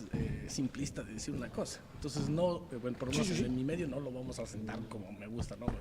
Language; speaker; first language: Spanish; native; Spanish